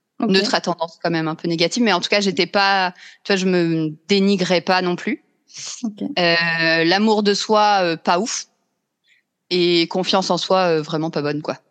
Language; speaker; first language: French; native; French